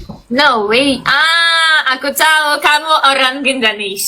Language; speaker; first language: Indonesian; non-native, fluent; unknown